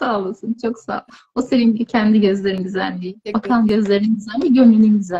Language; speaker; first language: Turkish; native; Turkish